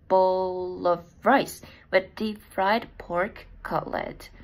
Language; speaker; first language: English; non-native, fluent; Japanese